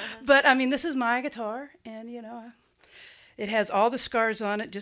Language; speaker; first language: English; native; English